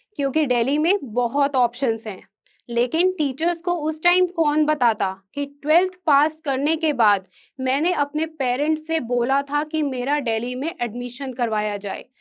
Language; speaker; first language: Hindi; native; Hindi